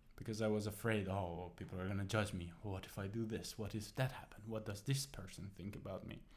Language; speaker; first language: English; non-native, fluent; Persian